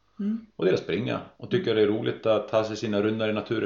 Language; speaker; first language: Swedish; non-native, fluent; Icelandic